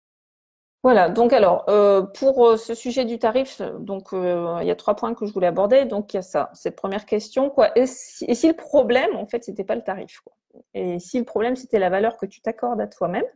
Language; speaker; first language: French; native; French